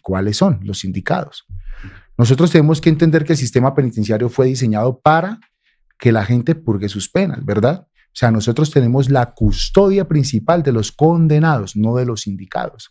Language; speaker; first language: Spanish; native; Spanish